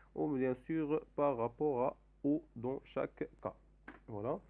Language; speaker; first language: French; non-native, local second language; Arabic